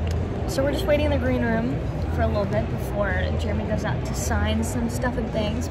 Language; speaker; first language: English; native; English